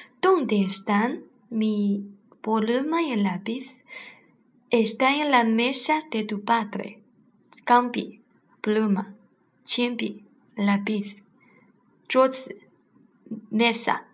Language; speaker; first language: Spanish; non-native, learner; Chinese